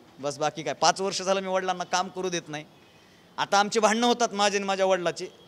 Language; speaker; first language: Marathi; native; Marathi